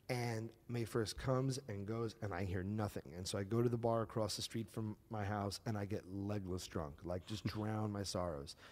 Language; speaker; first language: English; native; English